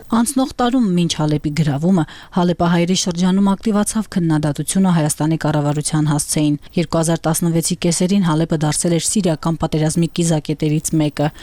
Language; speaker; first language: Armenian; native; Armenian